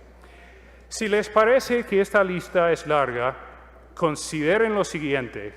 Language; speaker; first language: Spanish; non-native, fluent; English